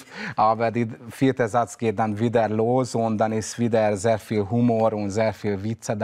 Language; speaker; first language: German; non-native, fluent; Hungarian